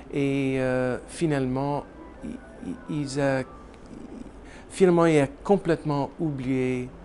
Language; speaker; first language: French; non-native, learner; English